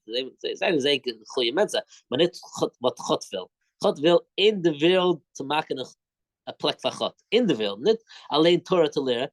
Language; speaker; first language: Dutch; non-native, fluent; English